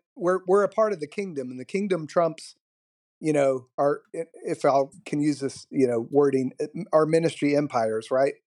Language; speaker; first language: English; native; English